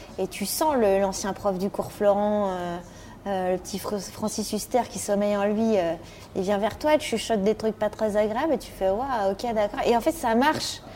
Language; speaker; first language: French; native; French